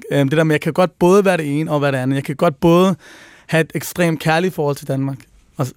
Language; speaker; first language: Danish; early bilingual, other home language; Persian